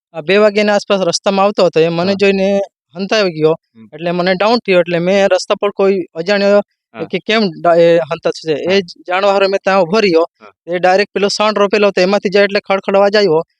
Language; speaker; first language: Gujarati; non-native, local second language; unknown